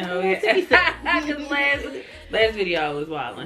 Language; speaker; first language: English; native; English